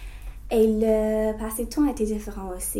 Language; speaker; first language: French; non-native, learner; English